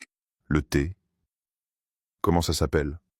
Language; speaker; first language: French; non-native, fluent; Pashto